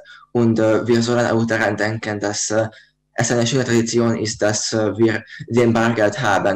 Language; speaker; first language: German; non-native, learner; Hungarian